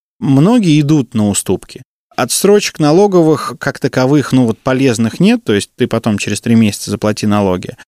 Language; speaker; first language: Russian; native; Russian